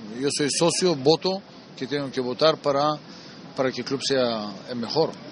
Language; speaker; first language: Spanish; non-native, fluent; Bulgarian